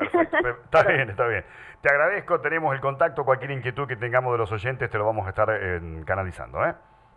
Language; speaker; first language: Spanish; native; Spanish